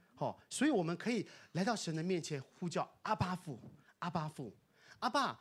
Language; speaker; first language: Chinese; native; Chinese